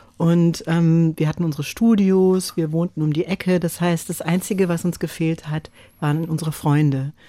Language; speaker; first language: German; non-native, fluent; English